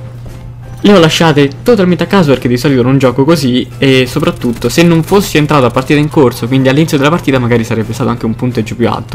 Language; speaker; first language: Italian; native; Italian